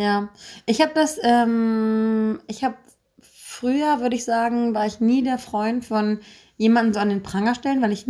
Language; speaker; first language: German; native; German